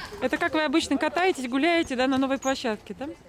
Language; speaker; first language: Russian; native; Russian